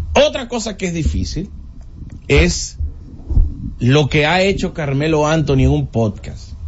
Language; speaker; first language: Spanish; native; Spanish